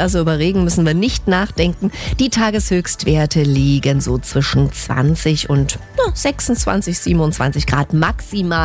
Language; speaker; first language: German; native; German